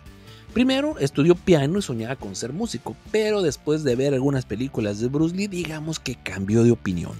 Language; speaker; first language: Spanish; native; Spanish